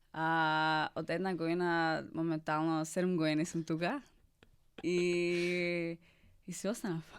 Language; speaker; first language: Macedonian; non-native, fluent; Czech